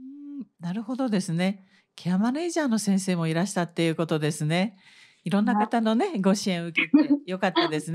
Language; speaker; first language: Japanese; native; Japanese